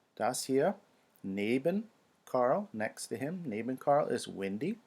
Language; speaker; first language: German; non-native, fluent; English